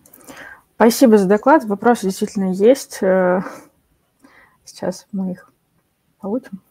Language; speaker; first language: Russian; native; Russian